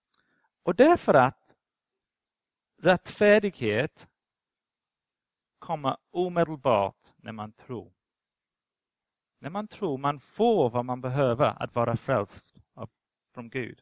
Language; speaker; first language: Swedish; non-native, fluent; English